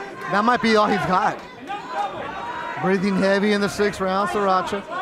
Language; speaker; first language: English; native; English